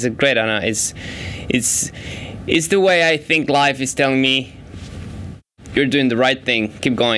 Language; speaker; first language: English; non-native, fluent; Spanish